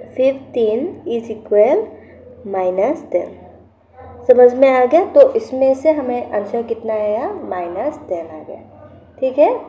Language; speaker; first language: Hindi; non-native, local second language; Assamese